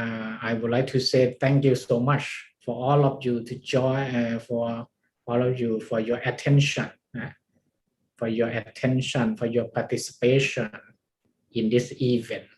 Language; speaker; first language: English; non-native, learner; Thai